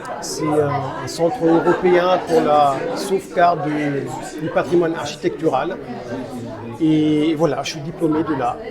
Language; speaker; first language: French; non-native, fluent; German